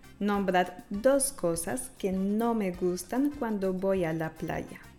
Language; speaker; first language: Spanish; non-native, fluent; French